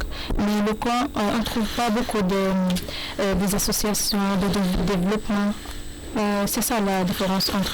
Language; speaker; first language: French; non-native, learner; Arabic